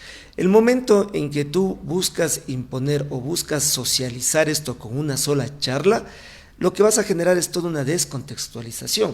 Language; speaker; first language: Spanish; native; Spanish